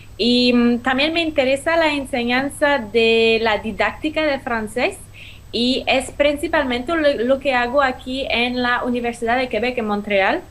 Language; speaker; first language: Spanish; non-native, fluent; French